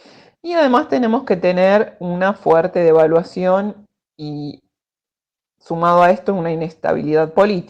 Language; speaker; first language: Spanish; native; Spanish